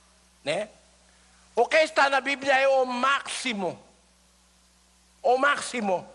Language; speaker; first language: Portuguese; non-native, learner; Filipino